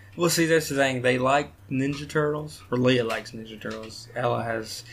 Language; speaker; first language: English; native; English